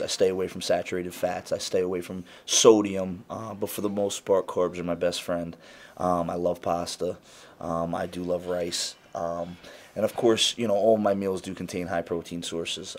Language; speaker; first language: English; native; English